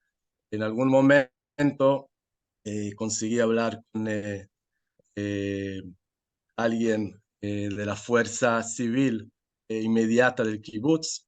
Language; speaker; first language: Spanish; non-native, fluent; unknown